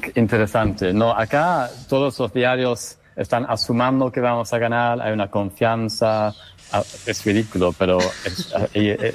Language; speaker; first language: Spanish; non-native, fluent; English